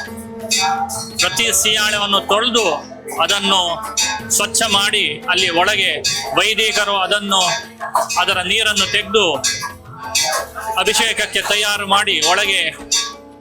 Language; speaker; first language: Kannada; non-native, local second language; Konkani